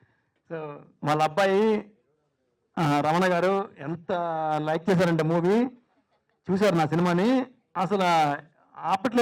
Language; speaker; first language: Telugu; native; Telugu